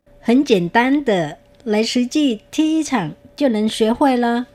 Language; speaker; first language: Chinese; non-native, fluent; Vietnamese